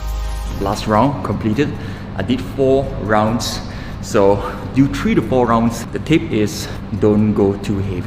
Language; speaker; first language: English; non-native, local second language; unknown